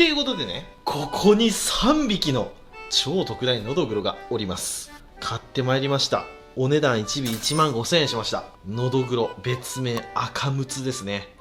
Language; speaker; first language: Japanese; native; Japanese